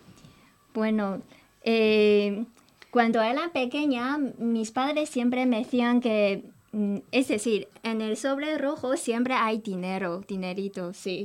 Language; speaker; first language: Spanish; non-native, fluent; Chinese